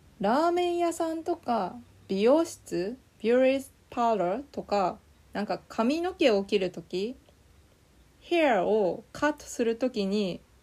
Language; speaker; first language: Japanese; native; Japanese